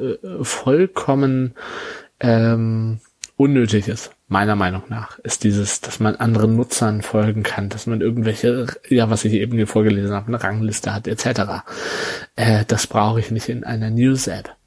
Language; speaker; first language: German; native; German